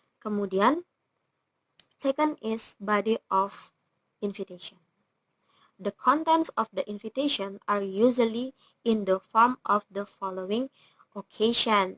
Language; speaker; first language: English; non-native, learner; Indonesian